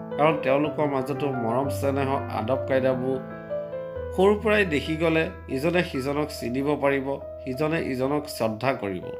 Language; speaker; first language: Assamese; native; Assamese